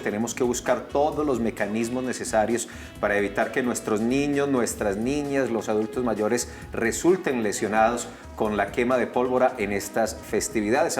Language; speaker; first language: Spanish; native; Spanish